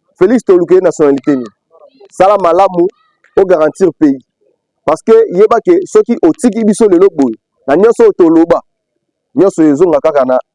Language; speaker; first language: Lingala; native; Lingala